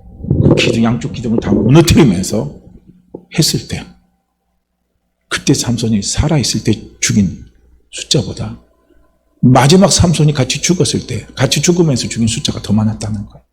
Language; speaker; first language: Korean; native; Korean